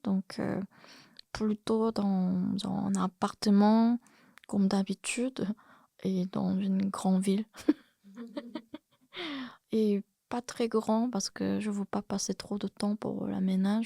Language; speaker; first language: French; non-native, fluent; Korean